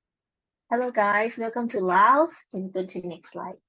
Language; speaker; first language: English; non-native, learner; Lao